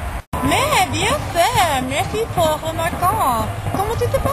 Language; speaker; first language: French; non-native, learner; English